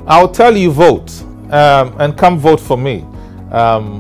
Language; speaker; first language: English; non-native, local second language; Ewe